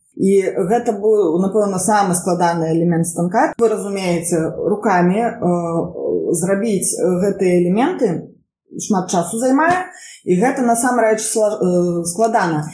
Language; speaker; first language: Belarusian; non-native, local second language; Russian